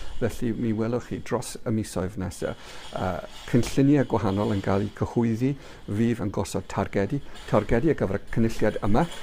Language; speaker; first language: Welsh; non-native, local second language; English